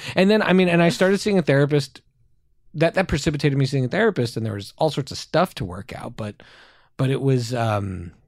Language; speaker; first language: English; native; English